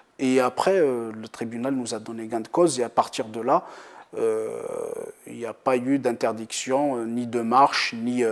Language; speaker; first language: French; non-native, local second language; Kabyle